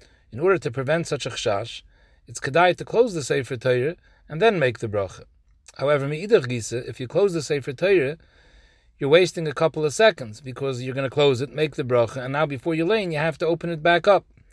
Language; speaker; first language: English; native; English